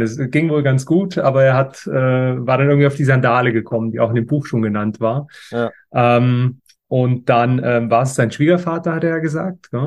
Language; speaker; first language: German; native; German